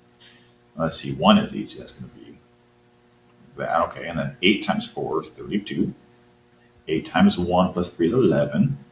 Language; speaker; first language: English; native; English